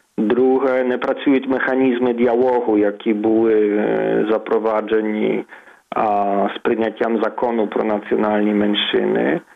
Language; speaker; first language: Ukrainian; early bilingual, heritage; Ukrainian